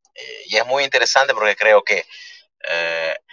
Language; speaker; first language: Spanish; early bilingual, other home language; Italian